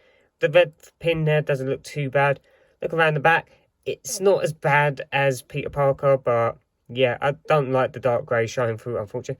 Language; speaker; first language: English; native; English